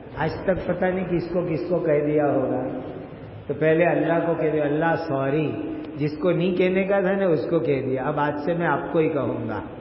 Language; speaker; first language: Urdu; non-native, local second language; Gujarati